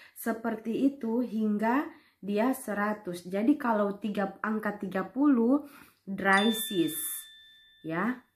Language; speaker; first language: Indonesian; native; Indonesian